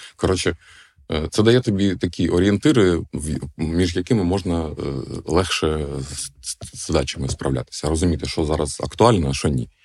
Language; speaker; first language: Ukrainian; non-native, local second language; Russian